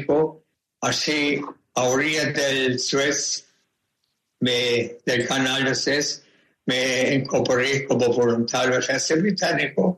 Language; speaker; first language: Spanish; non-native, fluent; German